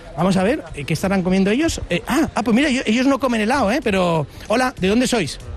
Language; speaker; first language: Spanish; native; Spanish